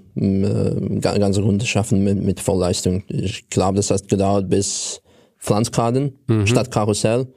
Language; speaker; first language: German; non-native, fluent; Russian